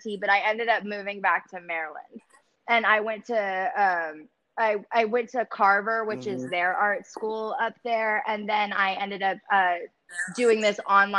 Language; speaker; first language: English; native; English